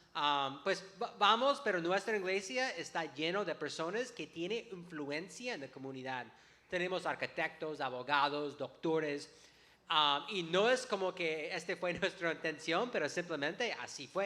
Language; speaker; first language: Spanish; non-native, fluent; English